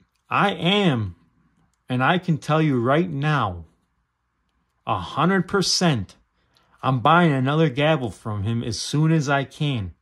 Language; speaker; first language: English; native; English